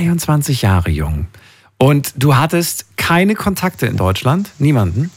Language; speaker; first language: German; native; German